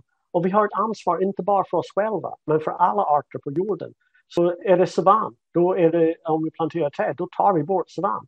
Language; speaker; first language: Swedish; non-native, fluent; English